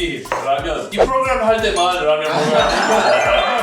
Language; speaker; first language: Korean; non-native, fluent; Greek